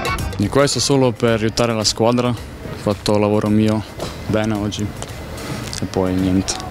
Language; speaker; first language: Italian; non-native, learner; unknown